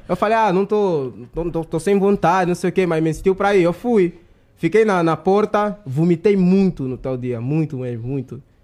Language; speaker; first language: Portuguese; native; Portuguese